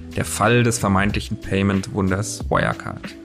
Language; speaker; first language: German; native; German